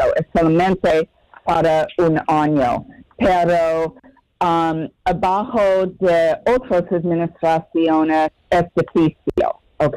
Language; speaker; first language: Spanish; non-native, fluent; English